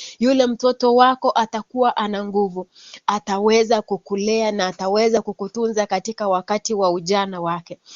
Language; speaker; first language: Swahili; non-native, local second language; Kalenjin